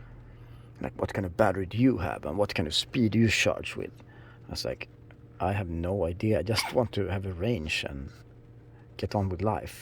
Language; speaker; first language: English; non-native, fluent; Swedish